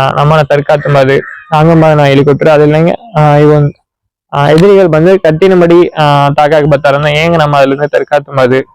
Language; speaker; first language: Tamil; non-native, local second language; Kannada